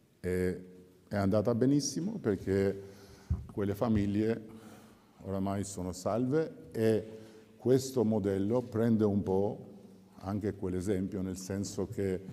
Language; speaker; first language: Italian; non-native, fluent; Albanian